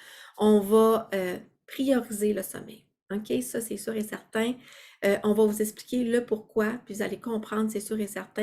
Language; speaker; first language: French; native; French